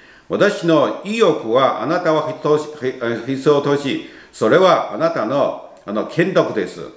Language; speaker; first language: Japanese; non-native, learner; Chinese